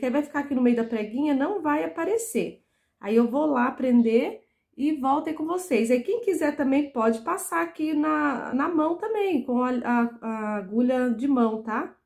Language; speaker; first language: Portuguese; native; Portuguese